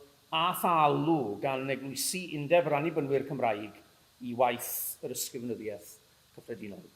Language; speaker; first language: Welsh; native; Welsh